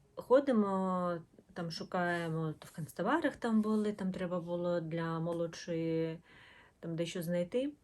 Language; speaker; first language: Ukrainian; non-native, local second language; Russian